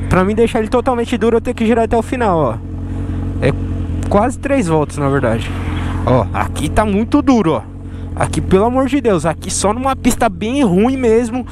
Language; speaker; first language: Portuguese; native; Portuguese